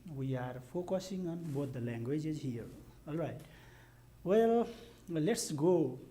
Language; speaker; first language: English; non-native, local second language; Nepali